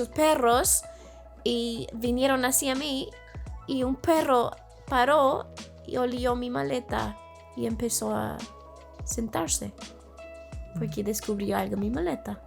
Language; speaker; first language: Spanish; non-native, fluent; English